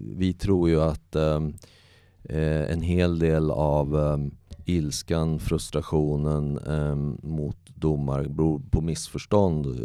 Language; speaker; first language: Swedish; native; Swedish